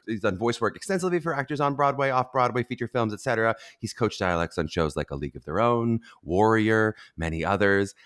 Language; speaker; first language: English; native; English